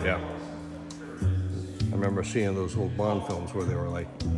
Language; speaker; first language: English; native; English